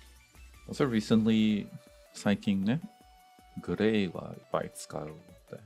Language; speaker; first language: Japanese; non-native, learner; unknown